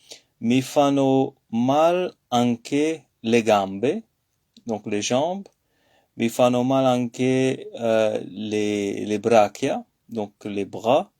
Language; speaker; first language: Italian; non-native, learner; French